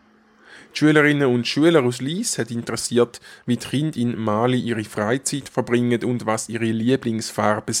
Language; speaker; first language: German; native; German